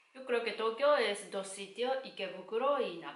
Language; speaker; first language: Spanish; non-native, learner; Japanese